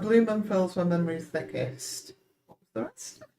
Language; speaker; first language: English; native; English